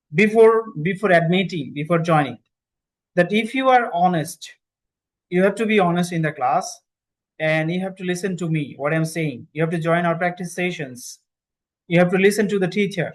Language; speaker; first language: English; non-native, fluent; Bangla